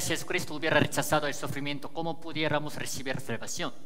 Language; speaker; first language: Spanish; native; Spanish